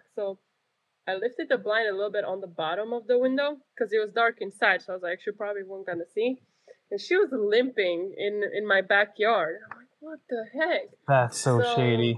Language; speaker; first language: English; non-native, fluent; Romanian